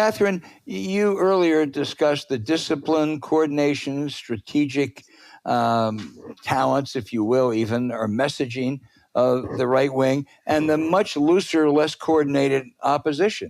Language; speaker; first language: English; native; English